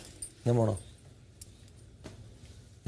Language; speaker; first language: Malayalam; native; Malayalam